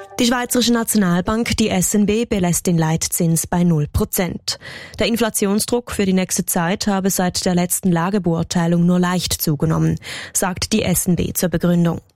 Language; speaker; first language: German; native; German